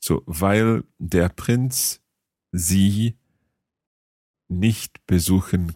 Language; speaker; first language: German; non-native, learner; English